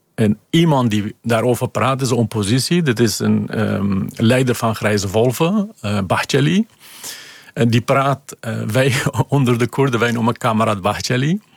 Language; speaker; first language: Dutch; non-native, fluent; Kurdish